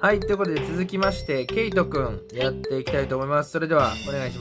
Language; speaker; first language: Japanese; native; Japanese